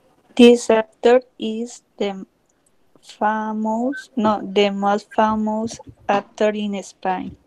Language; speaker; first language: English; non-native, learner; Spanish